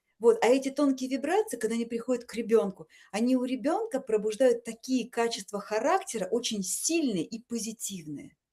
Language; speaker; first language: Russian; native; Russian